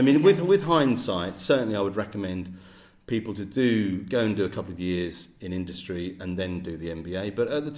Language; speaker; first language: English; native; English